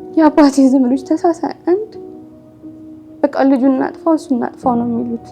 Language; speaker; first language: Amharic; native; Amharic